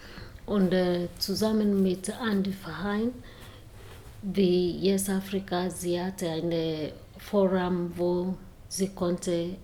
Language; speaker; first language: German; non-native, learner; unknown